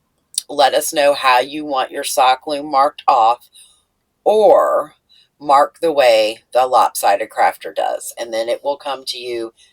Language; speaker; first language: English; native; English